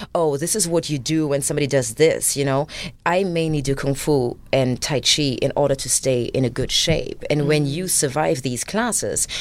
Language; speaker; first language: English; non-native, fluent; German